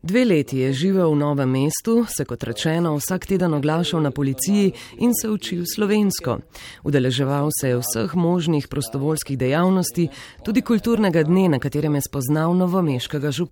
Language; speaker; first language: Slovenian; native; Slovenian